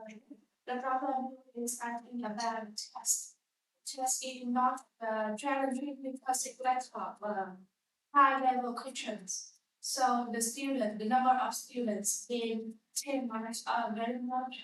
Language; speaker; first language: English; non-native, learner; Vietnamese